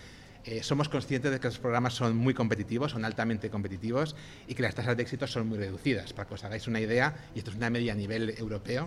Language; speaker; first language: Spanish; native; Spanish